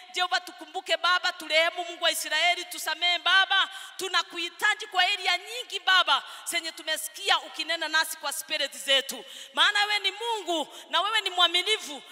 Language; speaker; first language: Swahili; non-native, local second language; Kikuyu